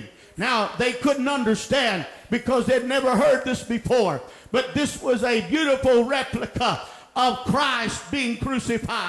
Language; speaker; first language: English; native; English